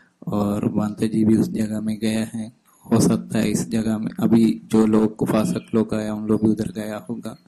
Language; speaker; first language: Hindi; non-native, fluent; Sinhala